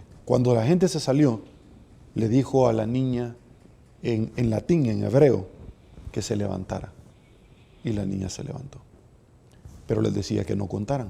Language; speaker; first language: Spanish; native; Spanish